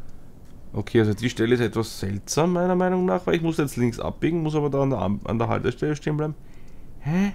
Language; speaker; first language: German; native; German